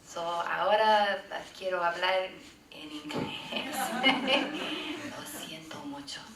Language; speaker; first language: Spanish; non-native, learner; English